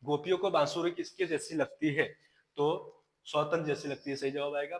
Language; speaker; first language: Hindi; non-native, local second language; Gujarati